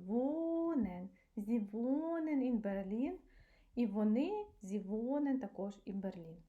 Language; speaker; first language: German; non-native, fluent; Ukrainian